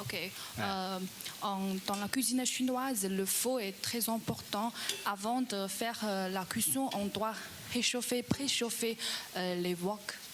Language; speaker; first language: French; non-native, learner; Chinese